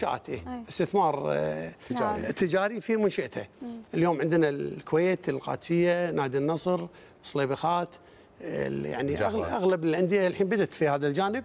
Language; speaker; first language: Arabic; native; Arabic